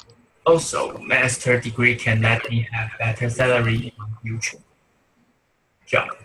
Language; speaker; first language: English; non-native, learner; Chinese